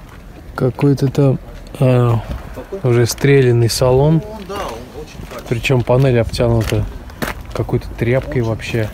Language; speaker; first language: Russian; native; Russian